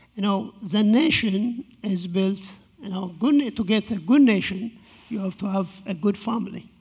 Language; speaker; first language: English; non-native, fluent; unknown